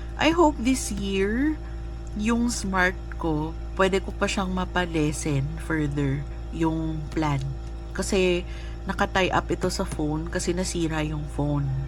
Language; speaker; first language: Filipino; non-native, local second language; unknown